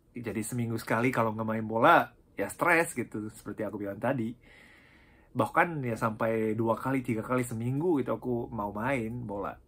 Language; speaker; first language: Indonesian; non-native, fluent; Japanese